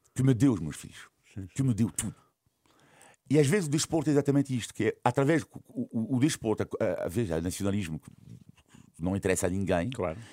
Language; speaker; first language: Portuguese; non-native, fluent; French